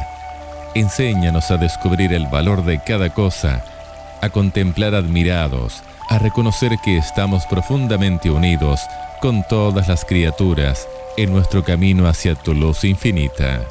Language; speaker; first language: Spanish; native; Spanish